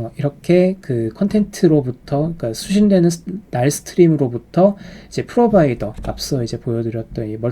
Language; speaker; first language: Korean; native; Korean